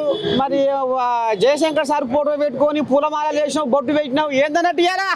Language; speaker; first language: Telugu; native; Telugu